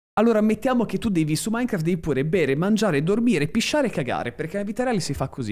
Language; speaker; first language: Italian; native; Italian